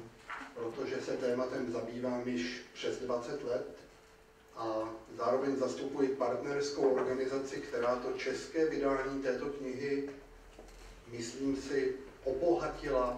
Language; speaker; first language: Czech; native; Czech